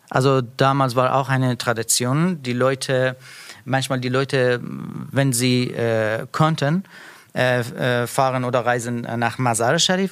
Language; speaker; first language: German; non-native, learner; Persian